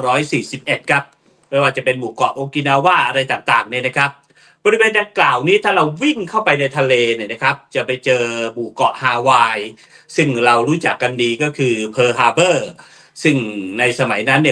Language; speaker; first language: Thai; native; Thai